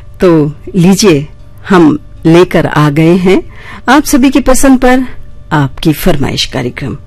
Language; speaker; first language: Hindi; native; Hindi